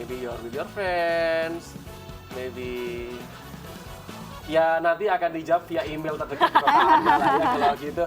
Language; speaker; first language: Indonesian; native; Indonesian